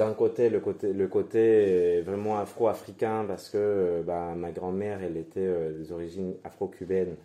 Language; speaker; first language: French; non-native, fluent; Spanish